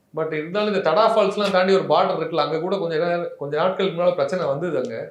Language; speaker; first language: Tamil; native; Tamil